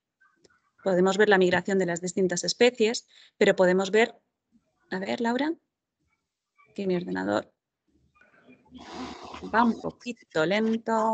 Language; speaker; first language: Spanish; native; Spanish